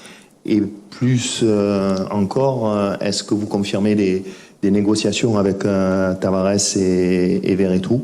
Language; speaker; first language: French; native; French